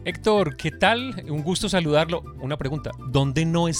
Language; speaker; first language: Spanish; native; Spanish